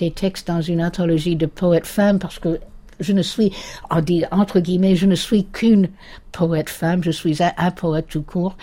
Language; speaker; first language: French; non-native, fluent; English